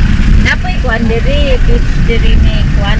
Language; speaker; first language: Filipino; non-native, local second language; Cebuano